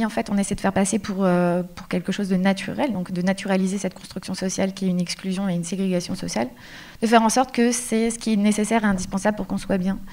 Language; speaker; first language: French; native; French